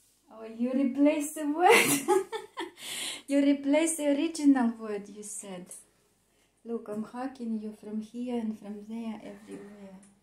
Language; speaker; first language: English; non-native, fluent; Russian